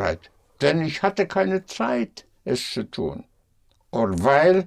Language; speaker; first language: German; non-native, fluent; English